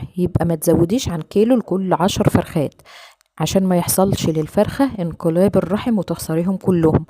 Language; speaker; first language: Arabic; native; Arabic